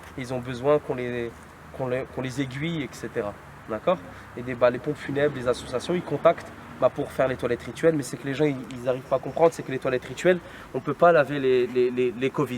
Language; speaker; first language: French; native; French